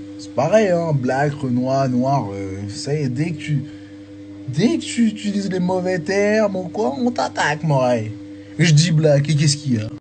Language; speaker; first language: French; native; French